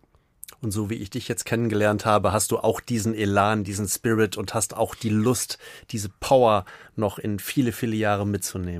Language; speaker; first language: German; native; German